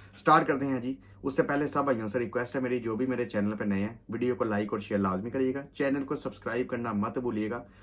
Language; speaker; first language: Urdu; non-native, local second language; Punjabi